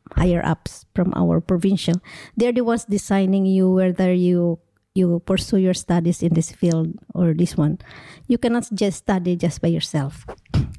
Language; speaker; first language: English; non-native, local second language; Hiligaynon